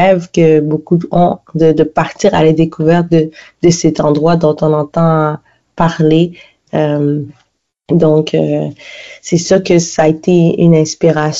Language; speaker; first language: French; native; French